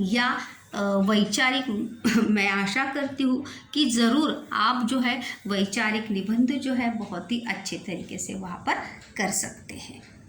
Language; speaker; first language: Hindi; non-native, local second language; Marathi